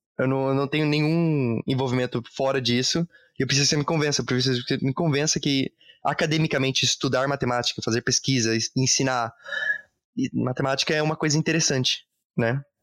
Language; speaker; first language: Portuguese; native; Portuguese